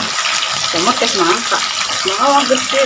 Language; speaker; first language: Indonesian; native; Indonesian